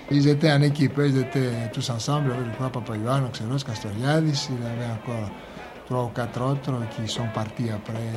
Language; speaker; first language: French; non-native, fluent; Greek